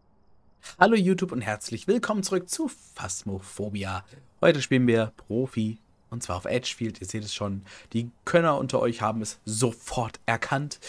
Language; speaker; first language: German; native; German